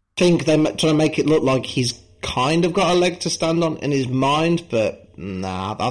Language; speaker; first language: English; native; English